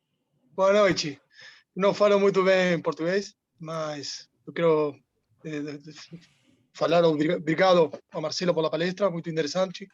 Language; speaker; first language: Portuguese; non-native, learner; Spanish